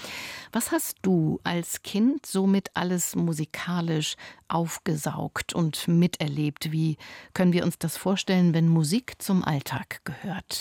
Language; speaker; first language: German; native; German